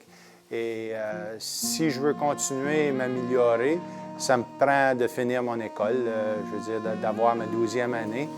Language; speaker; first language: French; native; French